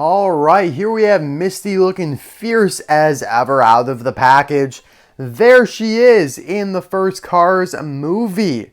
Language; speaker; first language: English; native; English